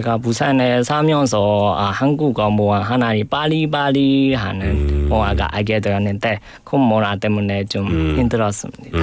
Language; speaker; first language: Korean; non-native, learner; Burmese